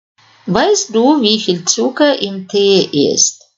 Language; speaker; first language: German; non-native, fluent; Russian